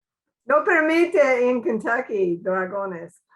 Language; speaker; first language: Spanish; non-native, learner; English